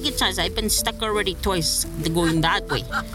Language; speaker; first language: English; non-native, fluent; Cree